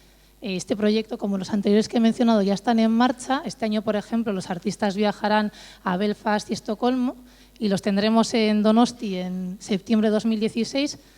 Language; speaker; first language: Spanish; native; Spanish